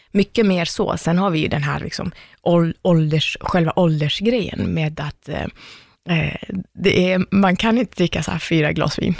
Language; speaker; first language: Swedish; early bilingual, other home language; Persian